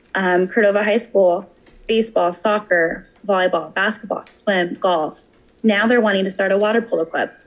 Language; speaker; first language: English; native; English